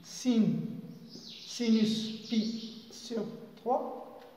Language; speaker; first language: French; non-native, local second language; Arabic